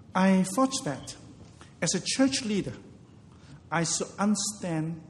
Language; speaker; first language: English; non-native, local second language; Cantonese